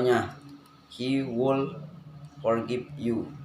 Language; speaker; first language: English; non-native, learner; Indonesian